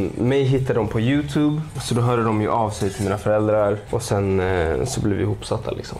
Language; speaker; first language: Swedish; early bilingual, other home language; Spanish